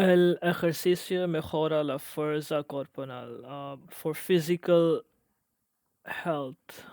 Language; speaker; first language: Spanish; non-native, learner; English